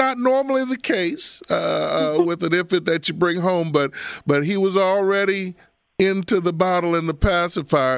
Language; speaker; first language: English; native; English